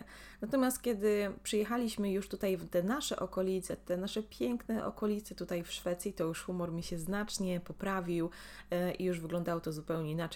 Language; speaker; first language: Polish; native; Polish